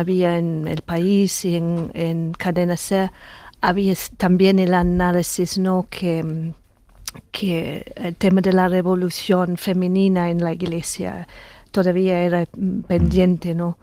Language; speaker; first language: Spanish; non-native, fluent; English